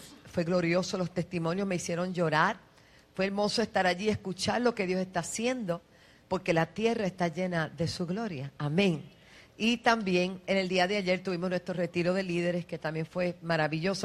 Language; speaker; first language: Spanish; native; Spanish